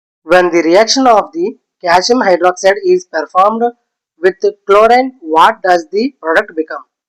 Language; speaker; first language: English; non-native, local second language; Telugu